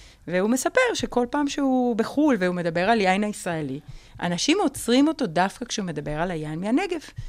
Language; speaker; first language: Hebrew; non-native, fluent; Spanish